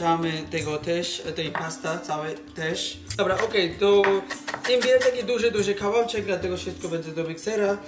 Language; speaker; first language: Polish; non-native, learner; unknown